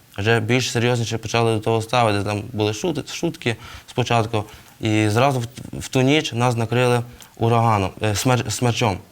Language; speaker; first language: Ukrainian; native; Ukrainian